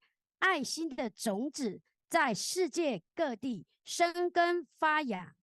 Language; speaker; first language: Chinese; native; Chinese